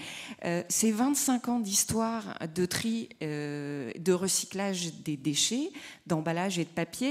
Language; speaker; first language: French; native; French